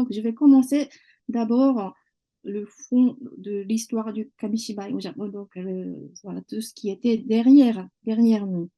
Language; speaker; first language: French; non-native, fluent; Japanese